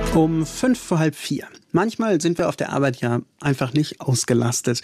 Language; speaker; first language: German; native; German